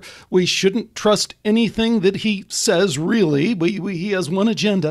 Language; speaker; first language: English; native; English